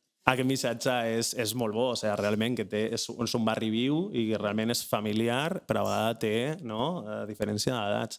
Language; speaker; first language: Catalan; native; Catalan